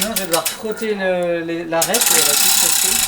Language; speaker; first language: French; native; French